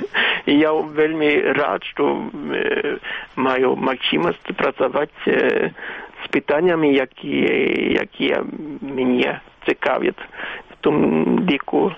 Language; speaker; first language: Belarusian; non-native, fluent; Swedish